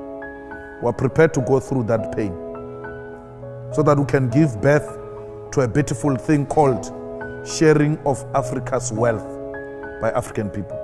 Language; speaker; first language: English; non-native, local second language; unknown